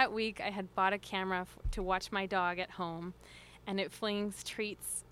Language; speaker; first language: English; early bilingual, other home language; Spanish